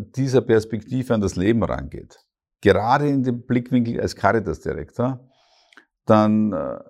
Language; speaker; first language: German; native; German